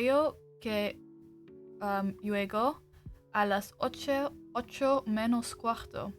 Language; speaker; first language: Spanish; non-native, learner; English